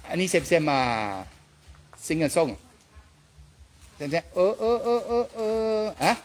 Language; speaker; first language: Thai; non-native, learner; French